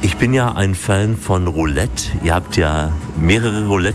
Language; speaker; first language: German; native; German